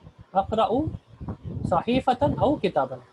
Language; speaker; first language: Arabic; non-native, fluent; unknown